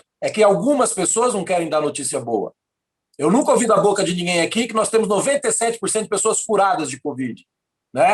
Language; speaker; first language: Portuguese; native; Portuguese